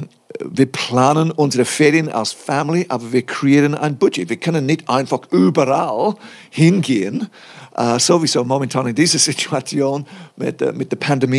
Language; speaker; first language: German; non-native, fluent; English